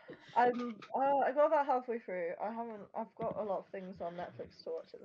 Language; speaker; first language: English; native; English